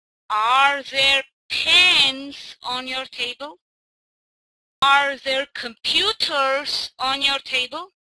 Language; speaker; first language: English; non-native, fluent; Armenian